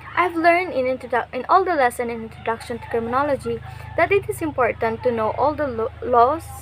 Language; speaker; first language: English; non-native, local second language; Filipino